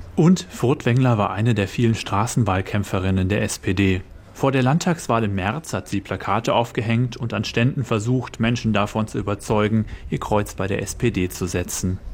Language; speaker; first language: German; native; German